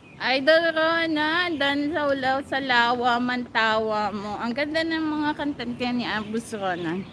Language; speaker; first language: Filipino; native; Filipino